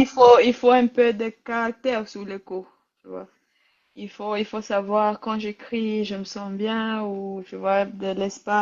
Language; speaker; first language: French; non-native, learner; Rundi